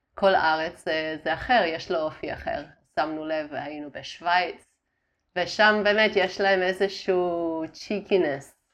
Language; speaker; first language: Hebrew; non-native, fluent; Italian